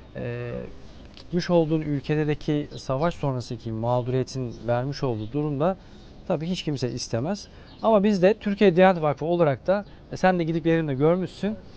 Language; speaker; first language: Turkish; native; Turkish